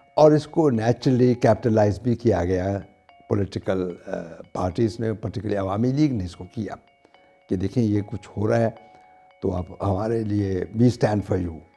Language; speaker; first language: Urdu; non-native, local second language; Punjabi